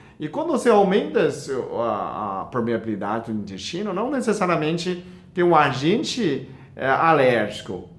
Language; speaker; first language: Portuguese; non-native, fluent; Chinese